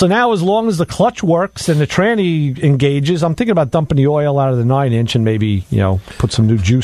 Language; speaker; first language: English; native; English